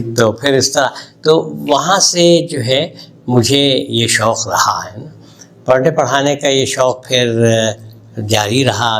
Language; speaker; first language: Urdu; native; Urdu